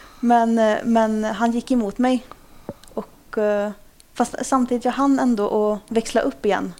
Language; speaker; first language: Swedish; early bilingual, other home language; Kurdish